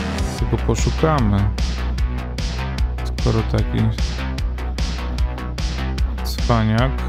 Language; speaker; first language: Polish; native; Polish